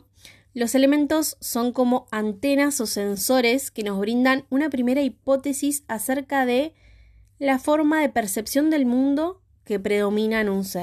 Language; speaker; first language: Spanish; native; Spanish